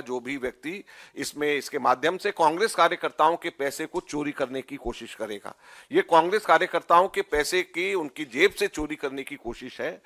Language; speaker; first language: Hindi; native; Hindi